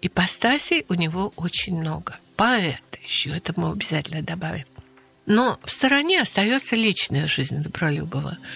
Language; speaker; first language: Russian; native; Russian